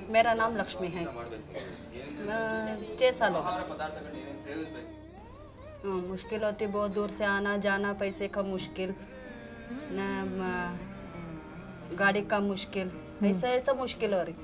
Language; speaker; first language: Hindi; non-native, local second language; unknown